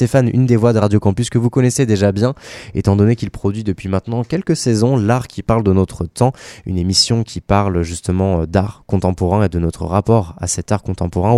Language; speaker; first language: French; native; French